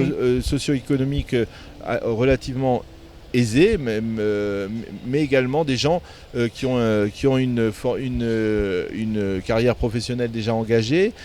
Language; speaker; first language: French; native; French